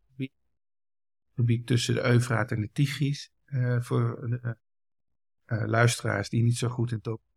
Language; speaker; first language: Dutch; early bilingual, other home language; Kurdish